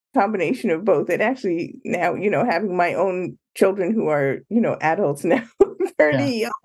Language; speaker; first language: English; native; English